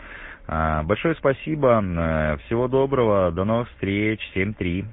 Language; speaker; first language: Russian; native; Russian